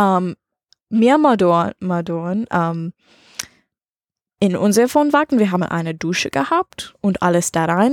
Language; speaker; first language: German; non-native, learner; English